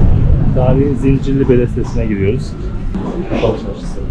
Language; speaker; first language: Turkish; native; Turkish